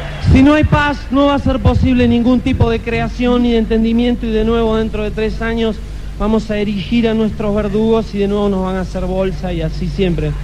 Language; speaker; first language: Spanish; native; Spanish